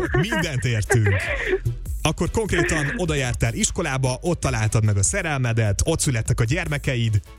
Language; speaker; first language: Hungarian; native; Hungarian